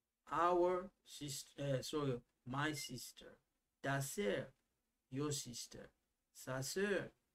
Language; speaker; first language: French; non-native, local second language; Lingala